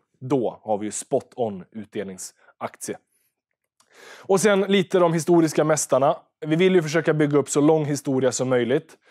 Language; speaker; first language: Swedish; native; Swedish